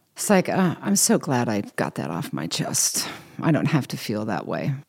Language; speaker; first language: English; native; English